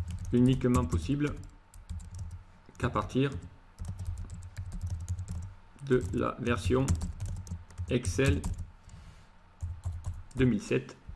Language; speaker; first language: French; native; French